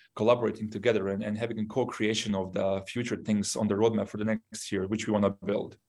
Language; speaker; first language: English; non-native, fluent; Bosnian